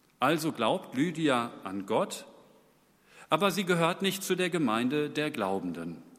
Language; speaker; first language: German; native; German